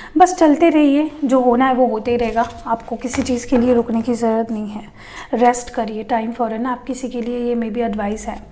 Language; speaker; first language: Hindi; non-native, local second language; Marathi